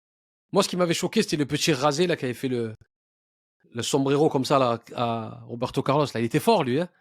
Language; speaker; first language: French; native; French